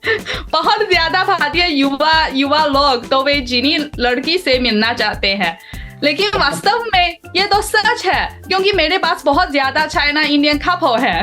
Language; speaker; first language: Hindi; non-native, learner; Chinese